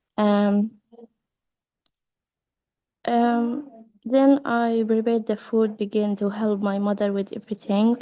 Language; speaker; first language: English; non-native, learner; Arabic